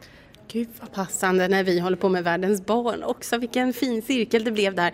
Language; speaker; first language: Swedish; native; Swedish